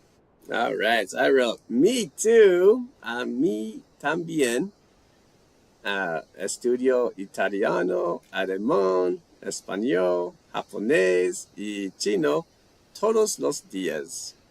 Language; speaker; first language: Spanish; non-native, learner; English